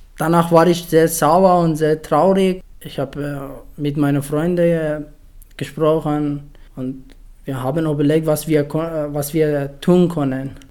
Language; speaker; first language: German; non-native, fluent; Persian